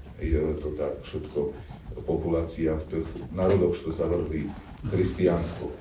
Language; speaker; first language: Slovak; non-native, local second language; Rusyn